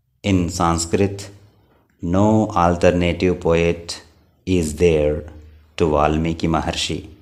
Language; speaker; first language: English; non-native, local second language; Telugu